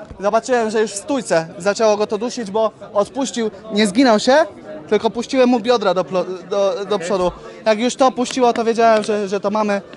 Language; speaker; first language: Polish; native; Polish